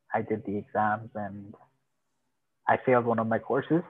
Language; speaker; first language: English; non-native, fluent; Persian